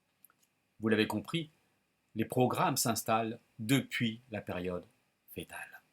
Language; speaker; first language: French; native; French